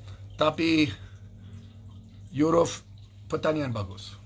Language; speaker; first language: Indonesian; non-native, learner; English